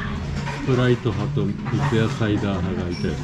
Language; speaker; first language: Japanese; native; Japanese